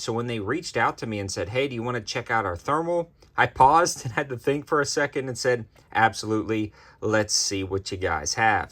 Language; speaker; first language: English; native; English